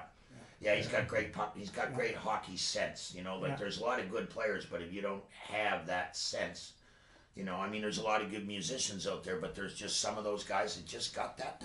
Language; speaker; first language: English; native; English